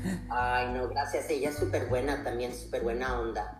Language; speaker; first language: Spanish; early bilingual, heritage; Spanish